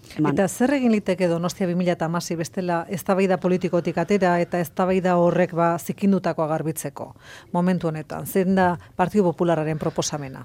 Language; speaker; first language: Basque; native; Basque